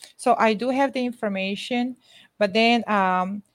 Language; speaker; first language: English; non-native, fluent; Spanish